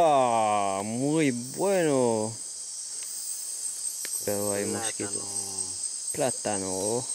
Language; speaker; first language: Spanish; non-native, learner; French